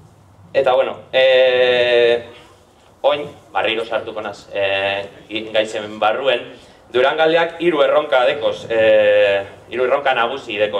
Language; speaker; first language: Basque; native; Basque